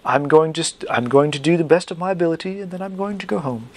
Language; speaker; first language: English; native; English